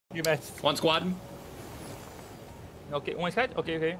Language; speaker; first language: English; non-native, learner; Portuguese